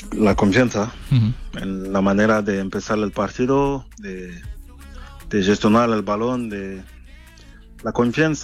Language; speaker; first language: Spanish; non-native, fluent; French